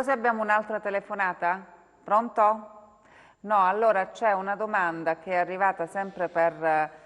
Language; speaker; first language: Italian; native; Italian